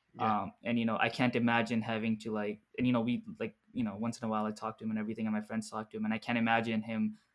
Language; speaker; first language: English; early bilingual, other home language; Arabic